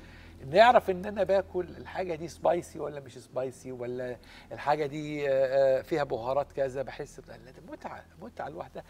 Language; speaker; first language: Arabic; native; Arabic